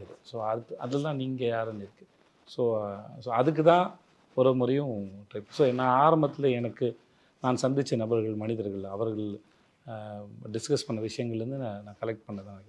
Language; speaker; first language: Tamil; native; Tamil